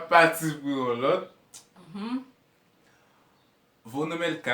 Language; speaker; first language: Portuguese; non-native, learner; Haitian Creole